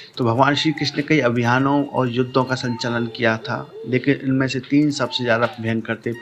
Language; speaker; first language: Hindi; native; Hindi